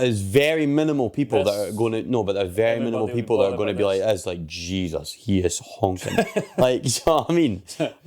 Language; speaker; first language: English; native; English